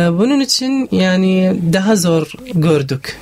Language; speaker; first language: Turkish; non-native, learner; Arabic